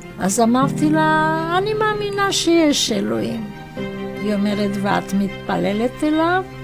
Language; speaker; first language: Hebrew; non-native, fluent; Romanian